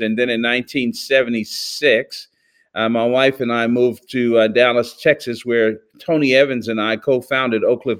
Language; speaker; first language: English; native; English